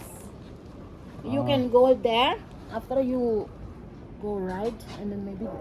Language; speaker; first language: English; non-native, learner; Indonesian